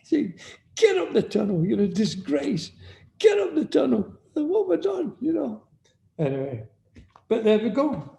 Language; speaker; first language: English; native; English